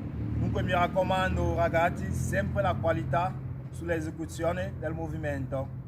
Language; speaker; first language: Italian; non-native, learner; French